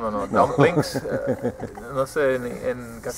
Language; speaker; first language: Spanish; non-native, fluent; Czech